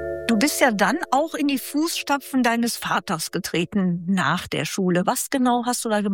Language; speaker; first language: German; native; German